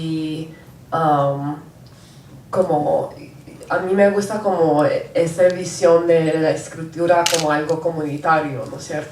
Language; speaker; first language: Spanish; non-native, local second language; English